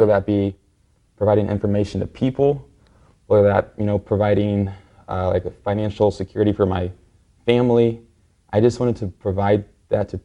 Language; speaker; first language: English; native; English